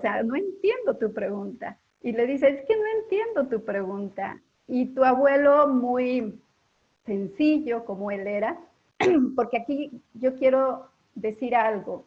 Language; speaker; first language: Spanish; native; Spanish